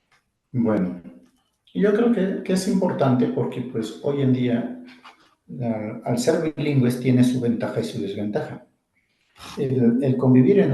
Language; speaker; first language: Spanish; non-native, local second language; Zapotec